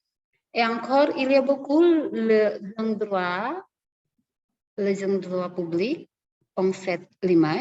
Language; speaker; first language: French; non-native, learner; Indonesian